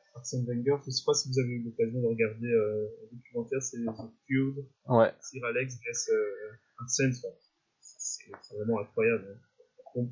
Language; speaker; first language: French; native; French